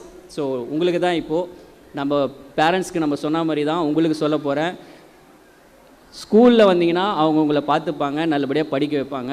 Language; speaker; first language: Tamil; native; Tamil